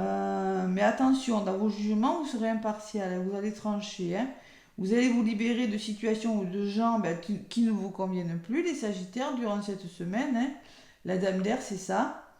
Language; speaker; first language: French; native; French